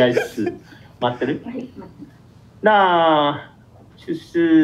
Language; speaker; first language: Chinese; non-native, fluent; Japanese